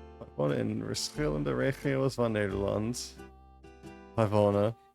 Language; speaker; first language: Dutch; non-native, learner; English